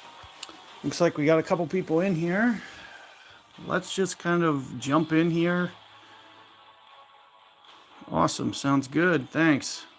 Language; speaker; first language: English; native; English